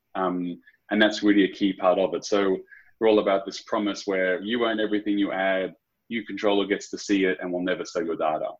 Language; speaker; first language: English; native; English